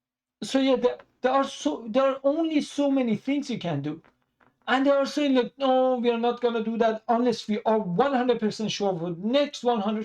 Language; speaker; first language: English; non-native, fluent; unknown